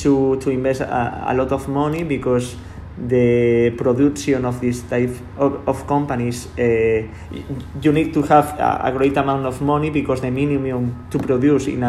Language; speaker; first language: English; non-native, learner; Spanish